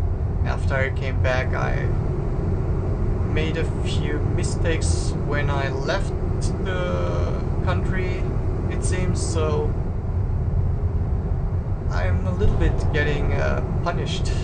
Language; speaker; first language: English; non-native, fluent; German